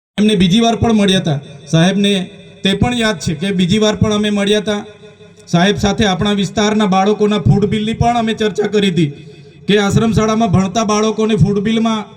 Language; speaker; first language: Gujarati; non-native, local second language; Vasavi